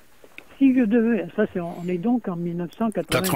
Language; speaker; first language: French; native; French